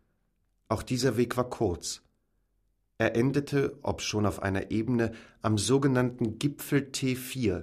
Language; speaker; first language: German; native; German